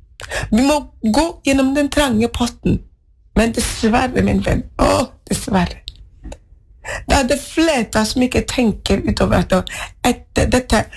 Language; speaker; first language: Norwegian; non-native, fluent; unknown